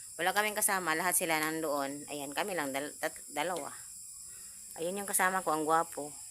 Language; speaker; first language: Filipino; non-native, local second language; Cebuano